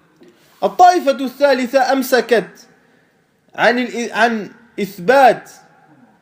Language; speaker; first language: Arabic; non-native, fluent; French